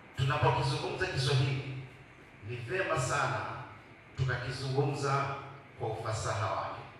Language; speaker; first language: Swahili; native; Swahili